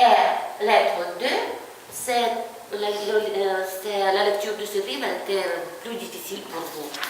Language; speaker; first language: French; non-native, fluent; Ukrainian